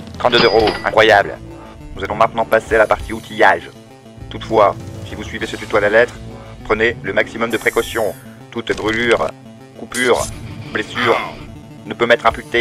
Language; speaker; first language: French; native; French